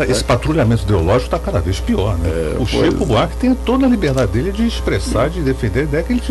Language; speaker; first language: Portuguese; native; Portuguese